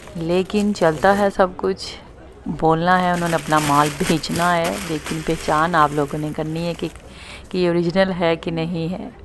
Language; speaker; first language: Urdu; native; Urdu